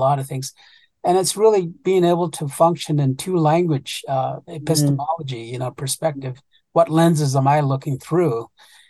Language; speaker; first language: English; early bilingual, other home language; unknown